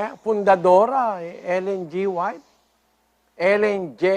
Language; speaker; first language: Portuguese; non-native, fluent; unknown